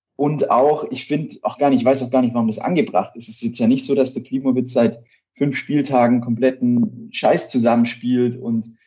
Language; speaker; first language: German; native; German